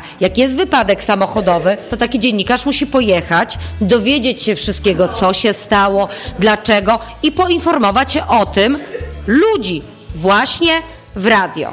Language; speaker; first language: Polish; native; Polish